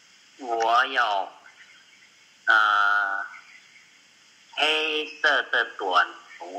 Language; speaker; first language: Chinese; non-native, learner; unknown